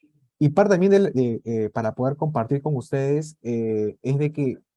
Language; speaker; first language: Spanish; native; Spanish